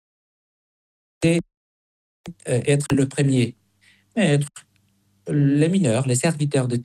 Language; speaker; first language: French; non-native, fluent; Spanish